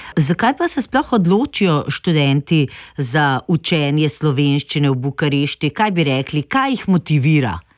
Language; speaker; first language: Slovenian; native; Slovenian